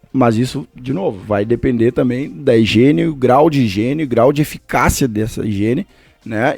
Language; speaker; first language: Portuguese; native; Portuguese